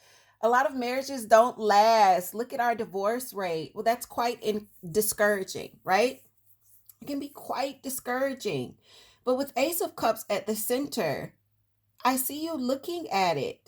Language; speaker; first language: English; native; English